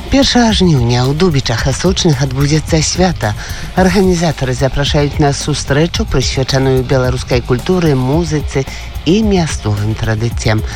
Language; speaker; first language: Belarusian; native; Belarusian